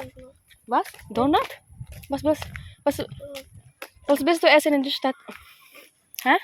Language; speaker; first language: German; non-native, learner; Filipino